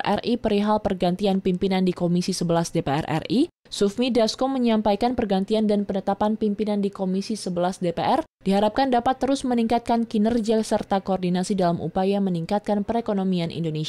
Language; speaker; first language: Indonesian; native; Indonesian